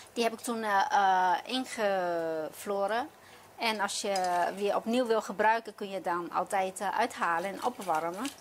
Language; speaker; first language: Dutch; non-native, fluent; Chinese